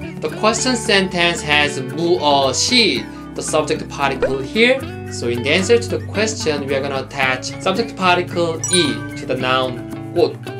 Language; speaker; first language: English; non-native, fluent; Korean